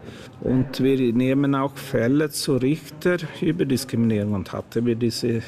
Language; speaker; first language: German; non-native, fluent; Swedish